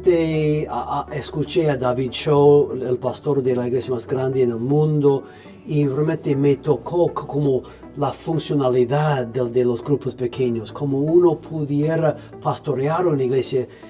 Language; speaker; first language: Spanish; non-native, fluent; English